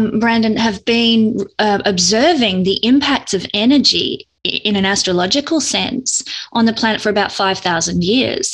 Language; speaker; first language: English; native; English